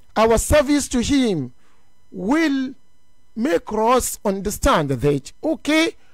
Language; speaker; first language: English; non-native, local second language; Yoruba